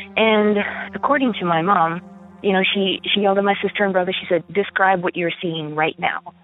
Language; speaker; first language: English; non-native, fluent; Ukrainian